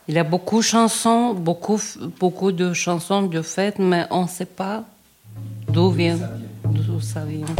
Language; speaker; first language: French; non-native, learner; Bulgarian